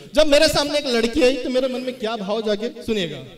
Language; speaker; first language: Hindi; native; Hindi